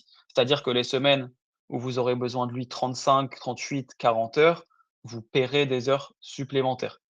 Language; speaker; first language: French; native; French